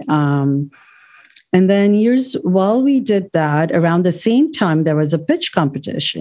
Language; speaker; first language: English; non-native, local second language; Urdu